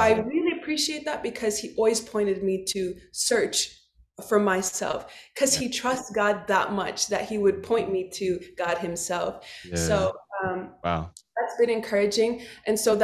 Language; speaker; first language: English; native; English